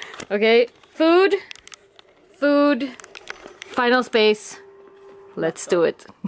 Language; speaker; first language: English; non-native, fluent; Swedish